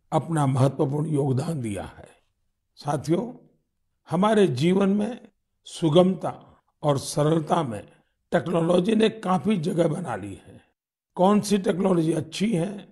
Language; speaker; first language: Hindi; non-native, local second language; Gujarati